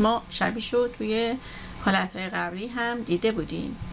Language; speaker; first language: Persian; native; Persian